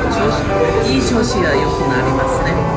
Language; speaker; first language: Japanese; non-native, fluent; Chinese